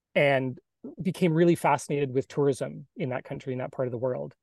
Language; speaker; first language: English; native; English